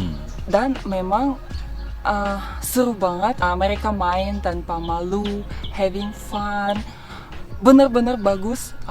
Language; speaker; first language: Indonesian; non-native, fluent; Russian